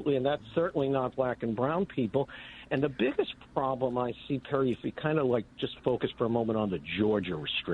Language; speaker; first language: English; native; English